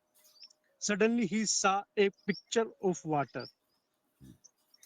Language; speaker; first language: English; non-native, learner; Hindi